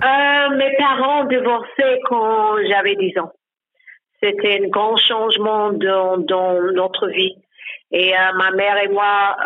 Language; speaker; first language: French; non-native, learner; English